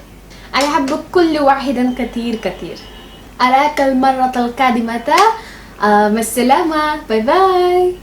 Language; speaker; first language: Arabic; non-native, local second language; Bangla